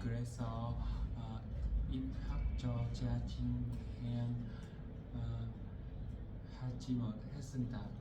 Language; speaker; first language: Korean; non-native, learner; Vietnamese